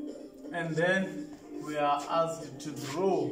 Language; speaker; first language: English; non-native, local second language; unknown